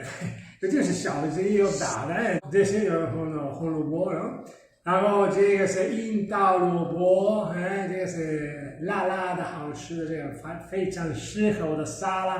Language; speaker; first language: Chinese; non-native, fluent; Italian